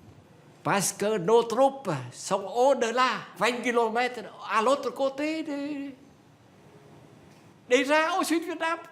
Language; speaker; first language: French; non-native, fluent; Vietnamese